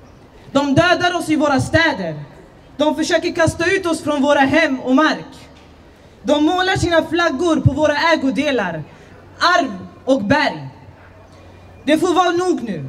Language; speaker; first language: Swedish; early bilingual, other home language; Assyrian Neo-Aramaic